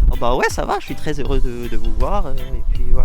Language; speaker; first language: French; native; French